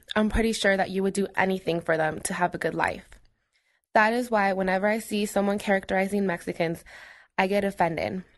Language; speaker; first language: English; native; English